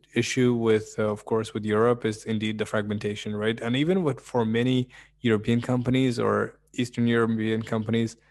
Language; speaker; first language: English; early bilingual, other home language; Russian